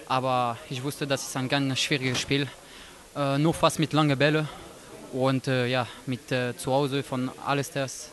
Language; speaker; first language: German; non-native, learner; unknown